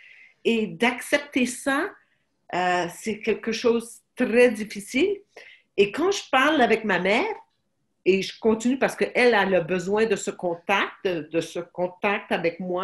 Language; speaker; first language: French; non-native, fluent; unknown